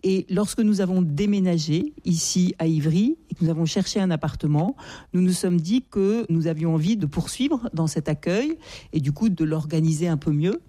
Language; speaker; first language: French; native; French